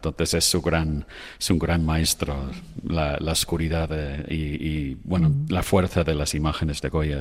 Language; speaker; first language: Spanish; non-native, fluent; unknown